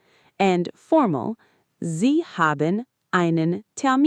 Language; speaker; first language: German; non-native, fluent; Arabic